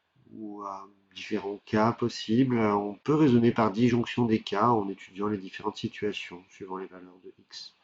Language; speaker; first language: French; native; French